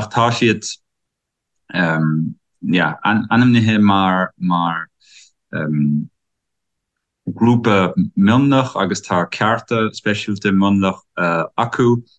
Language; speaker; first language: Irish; non-native, learner; German